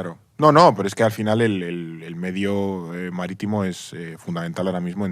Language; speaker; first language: Spanish; native; Spanish